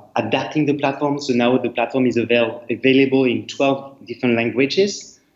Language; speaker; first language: English; non-native, fluent; French